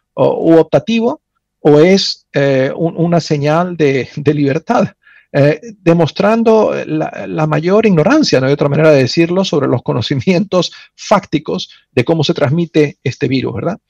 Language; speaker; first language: Spanish; native; Spanish